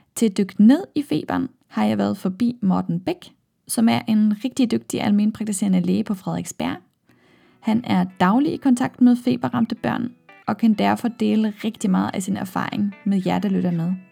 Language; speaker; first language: Danish; non-native, fluent; German